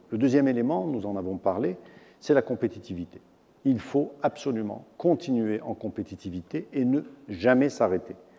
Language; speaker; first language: French; non-native, local second language; Arabic